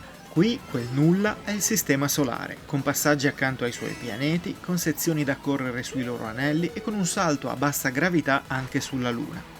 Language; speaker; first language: Italian; native; Italian